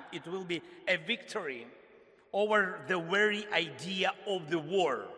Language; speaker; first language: English; non-native, fluent; Ukrainian